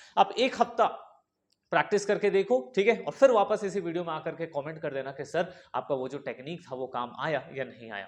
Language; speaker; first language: Hindi; native; Hindi